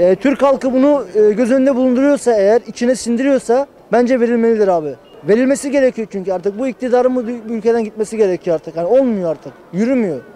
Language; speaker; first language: Turkish; native; Turkish